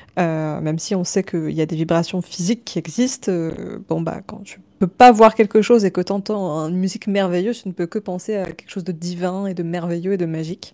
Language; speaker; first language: French; native; French